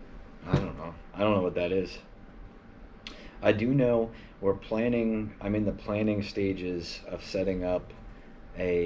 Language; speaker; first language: English; native; English